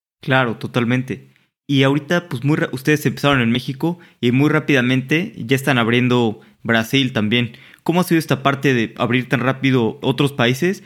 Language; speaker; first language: Spanish; native; Spanish